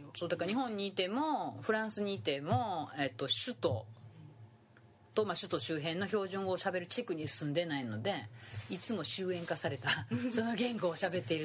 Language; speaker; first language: Japanese; native; Japanese